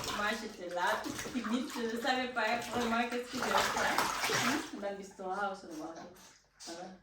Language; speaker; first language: French; non-native, local second language; Wolof